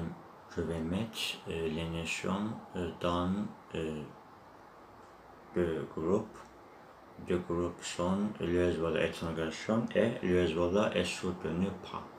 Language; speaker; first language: French; non-native, learner; Turkish